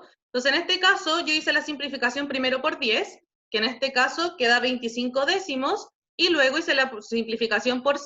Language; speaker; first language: Spanish; native; Spanish